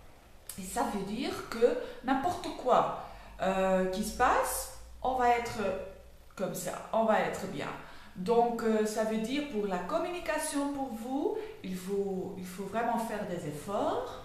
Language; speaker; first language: French; non-native, learner; Dutch